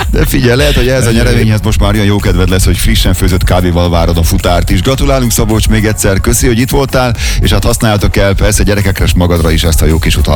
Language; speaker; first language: Hungarian; native; Hungarian